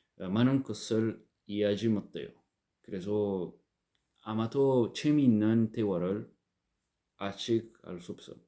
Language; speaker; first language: Korean; non-native, learner; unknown